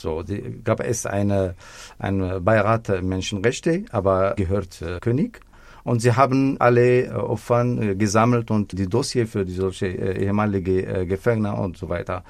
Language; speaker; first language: German; non-native, fluent; Arabic